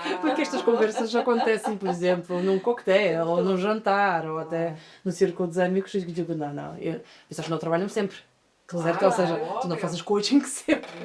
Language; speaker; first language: Portuguese; non-native, fluent; Russian